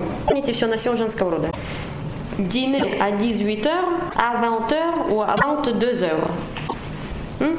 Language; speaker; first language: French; non-native, fluent; Russian